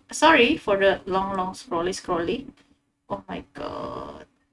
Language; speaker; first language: English; non-native, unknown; Indonesian